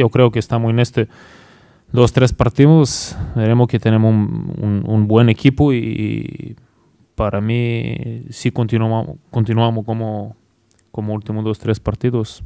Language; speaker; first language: Spanish; non-native, learner; Bulgarian